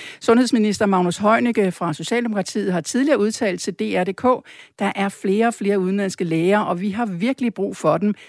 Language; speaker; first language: Danish; native; Danish